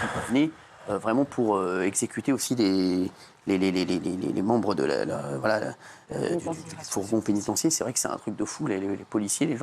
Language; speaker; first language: French; native; French